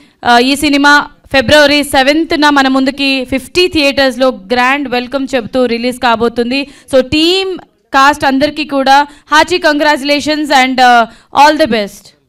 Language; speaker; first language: Telugu; native; Telugu